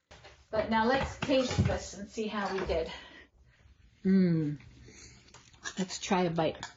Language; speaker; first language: English; native; English